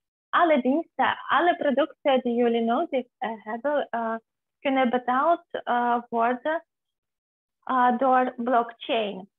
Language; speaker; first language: Dutch; non-native, fluent; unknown